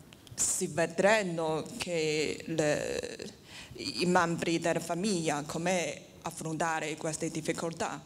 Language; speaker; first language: Italian; non-native, learner; Chinese